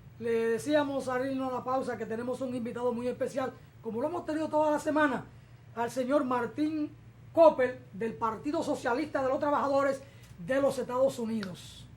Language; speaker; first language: Spanish; native; Spanish